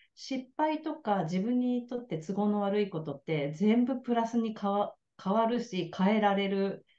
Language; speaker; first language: Japanese; native; Japanese